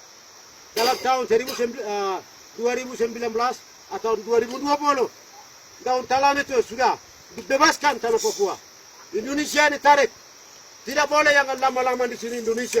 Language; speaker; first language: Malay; non-native, local second language; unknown